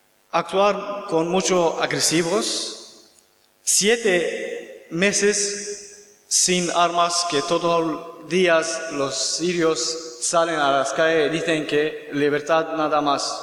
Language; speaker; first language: Spanish; non-native, learner; Kurdish